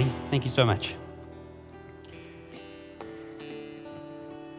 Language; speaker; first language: English; non-native, local second language; Afrikaans